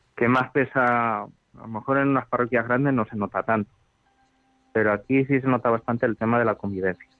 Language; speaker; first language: Spanish; native; Spanish